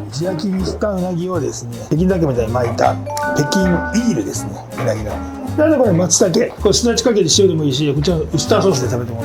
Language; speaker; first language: Japanese; native; Japanese